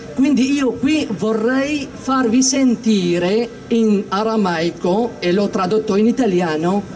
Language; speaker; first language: Italian; non-native, fluent; Aramaic